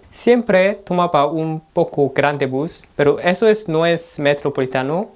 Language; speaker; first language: Spanish; non-native, learner; Korean